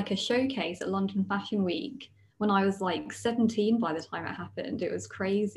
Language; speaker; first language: English; native; English